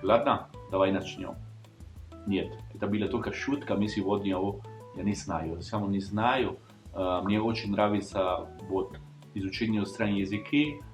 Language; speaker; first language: Russian; non-native, learner; Italian